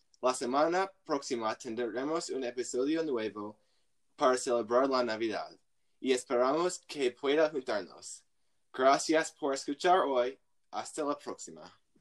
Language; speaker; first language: Spanish; non-native, learner; English